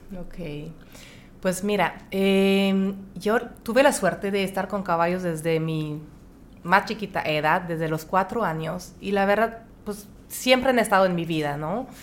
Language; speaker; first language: Spanish; non-native, fluent; French